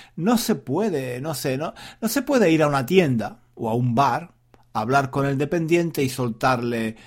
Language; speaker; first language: Spanish; native; Spanish